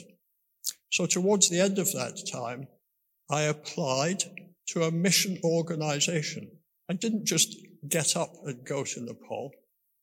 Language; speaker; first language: English; native; English